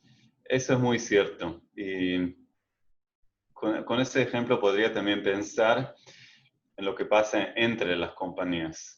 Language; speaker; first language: Spanish; non-native, fluent; Hebrew